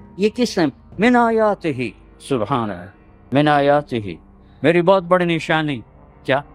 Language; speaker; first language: Urdu; non-native, local second language; Punjabi